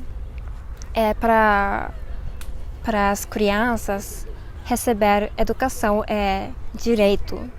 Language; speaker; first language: Portuguese; non-native, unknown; Japanese